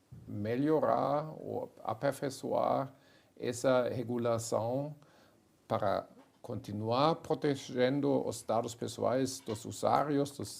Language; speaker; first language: Portuguese; non-native, fluent; German